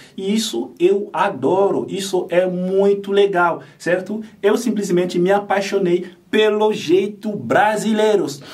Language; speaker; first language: Portuguese; non-native, fluent; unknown